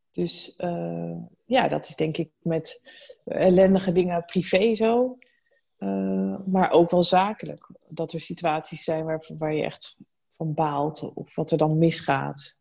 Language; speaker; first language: Dutch; native; Dutch